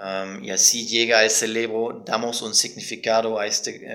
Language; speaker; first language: Spanish; non-native, fluent; German